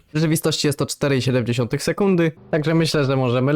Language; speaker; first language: Polish; native; Polish